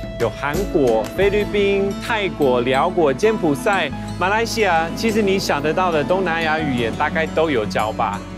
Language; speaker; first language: Chinese; native; Chinese